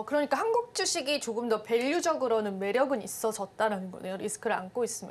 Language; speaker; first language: Korean; native; Korean